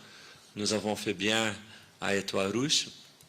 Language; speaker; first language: French; non-native, fluent; Dutch